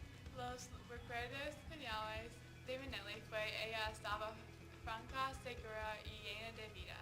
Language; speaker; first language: Spanish; non-native, learner; English